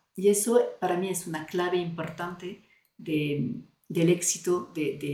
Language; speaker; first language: Spanish; non-native, fluent; French